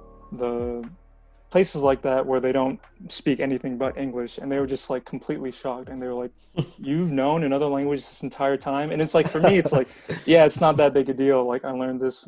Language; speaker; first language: English; early bilingual, other home language; Korean